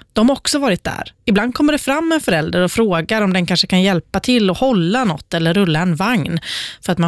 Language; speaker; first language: Swedish; native; Swedish